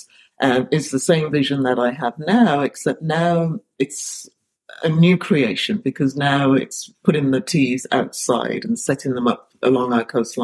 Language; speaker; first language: English; native; English